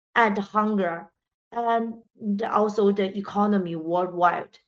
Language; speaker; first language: English; non-native, fluent; Chinese